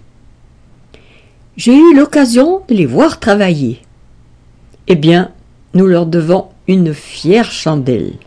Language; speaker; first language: French; native; French